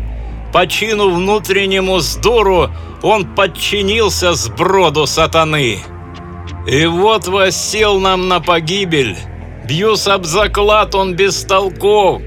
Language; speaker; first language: Russian; native; Russian